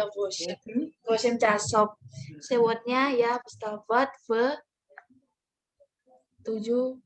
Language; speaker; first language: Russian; non-native, learner; Indonesian